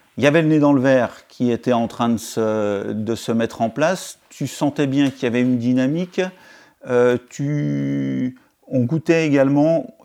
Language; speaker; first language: French; native; French